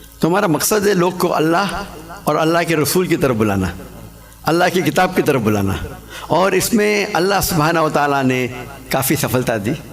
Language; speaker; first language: Urdu; non-native, local second language; English